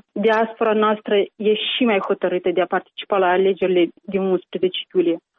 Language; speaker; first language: Romanian; native; Romanian